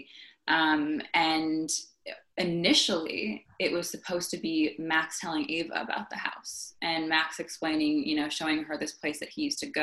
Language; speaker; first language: English; native; English